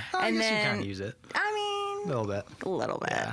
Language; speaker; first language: English; native; English